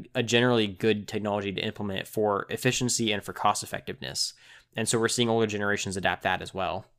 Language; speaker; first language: English; native; English